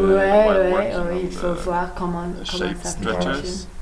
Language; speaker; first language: French; non-native, learner; English